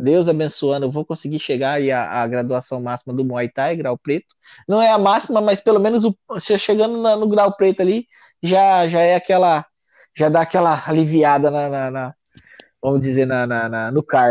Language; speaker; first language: Portuguese; native; Portuguese